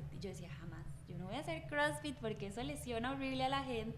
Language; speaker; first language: Spanish; native; Spanish